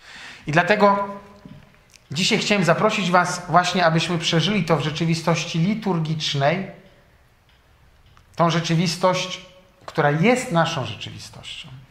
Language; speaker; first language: Polish; native; Polish